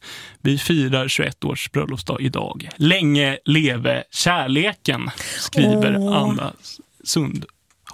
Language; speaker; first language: Swedish; native; Swedish